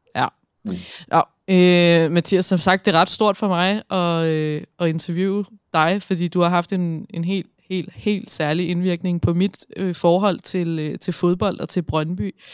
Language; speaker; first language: Danish; native; Danish